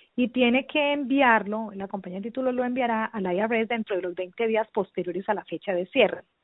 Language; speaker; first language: Spanish; native; Spanish